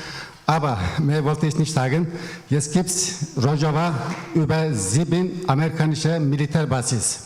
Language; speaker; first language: German; non-native, learner; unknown